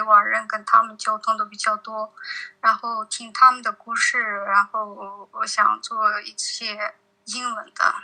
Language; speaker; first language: Chinese; non-native, local second language; Uyghur